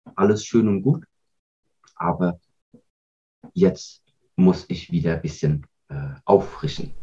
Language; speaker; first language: German; native; German